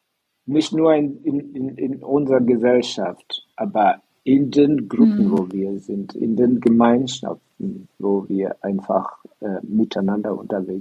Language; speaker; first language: German; non-native, fluent; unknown